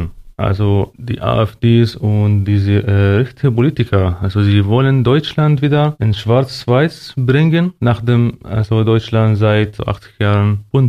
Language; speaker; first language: German; non-native, fluent; Arabic